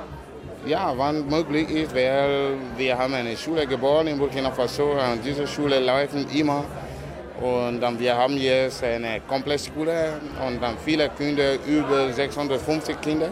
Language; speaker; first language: German; non-native, learner; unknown